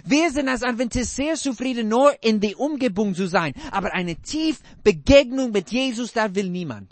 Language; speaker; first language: German; non-native, fluent; English